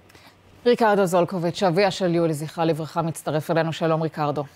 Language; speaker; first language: Hebrew; native; Hebrew